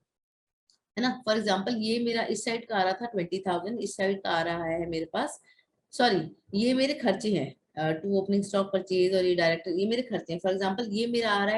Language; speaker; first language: Hindi; native; Hindi